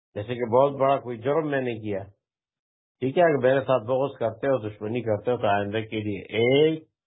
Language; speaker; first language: Urdu; non-native, local second language; Pashto